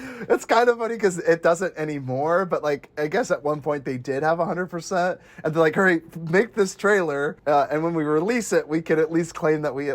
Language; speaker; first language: English; native; English